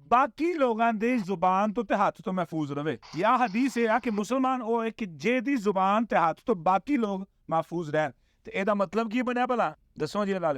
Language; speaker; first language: Urdu; non-native, local second language; Punjabi